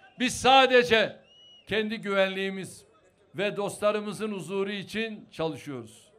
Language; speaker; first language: Turkish; native; Turkish